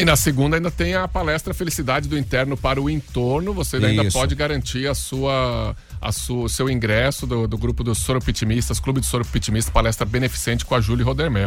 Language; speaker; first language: Portuguese; native; Portuguese